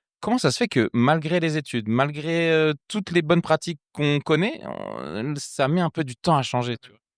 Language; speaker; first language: French; native; French